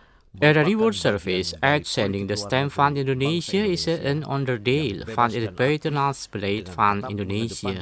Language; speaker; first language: Dutch; non-native, learner; Indonesian